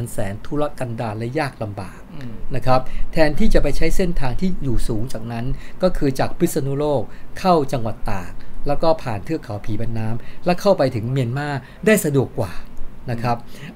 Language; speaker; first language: Thai; native; Thai